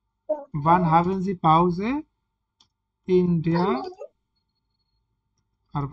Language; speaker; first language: German; non-native, learner; Bangla